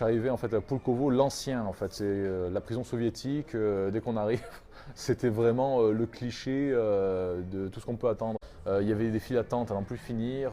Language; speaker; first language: French; native; French